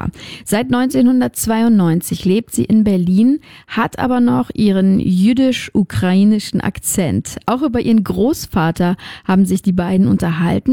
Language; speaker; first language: German; native; German